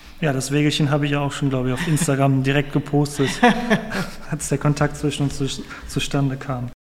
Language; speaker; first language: German; native; German